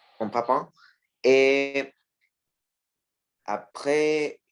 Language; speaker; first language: French; non-native, learner; Spanish